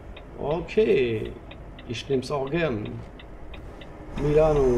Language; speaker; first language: German; non-native, learner; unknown